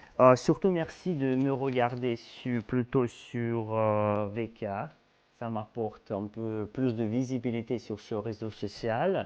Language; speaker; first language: French; non-native, fluent; Russian